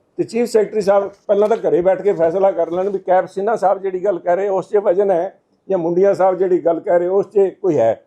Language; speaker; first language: Punjabi; native; Punjabi